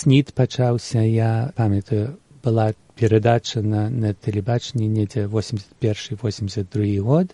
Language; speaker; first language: Belarusian; early bilingual, heritage; Belarusian